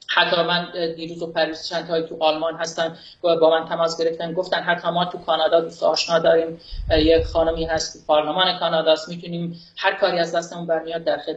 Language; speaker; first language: Persian; non-native, local second language; Kurdish